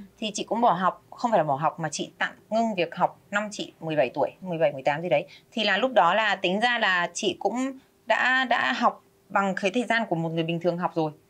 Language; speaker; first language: Vietnamese; early bilingual, other home language; Spanish